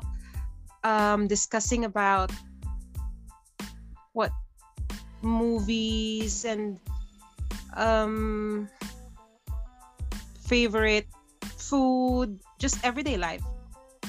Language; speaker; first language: English; non-native, local second language; Cebuano